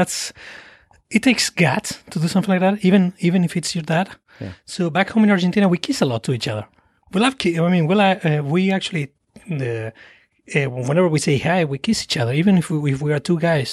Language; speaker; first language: English; non-native, fluent; Spanish